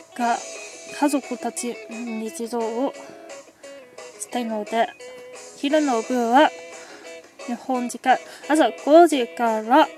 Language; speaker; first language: Japanese; non-native, learner; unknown